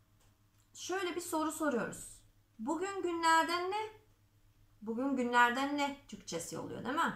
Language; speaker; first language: Turkish; non-native, fluent; Macedonian